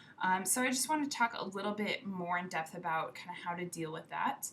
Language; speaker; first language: English; native; English